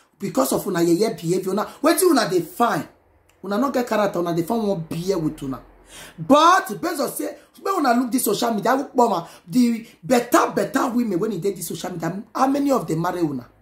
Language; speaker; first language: Nigerian Pidgin; non-native, local second language; Bini